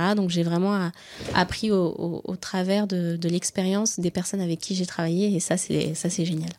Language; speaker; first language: French; native; French